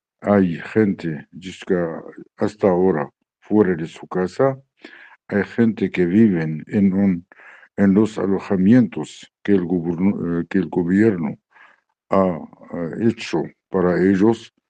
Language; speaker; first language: Spanish; non-native, learner; Arabic